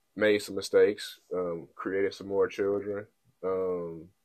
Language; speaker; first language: English; native; English